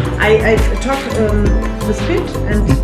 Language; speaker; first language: English; non-native, learner; German